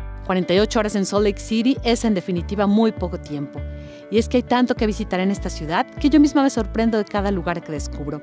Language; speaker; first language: Spanish; native; Spanish